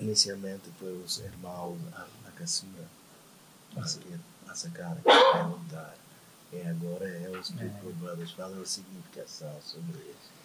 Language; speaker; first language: Portuguese; non-native, learner; Japanese